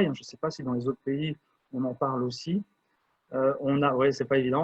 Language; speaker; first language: French; native; French